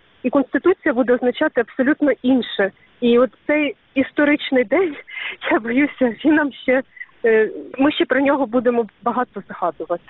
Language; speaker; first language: Ukrainian; native; Ukrainian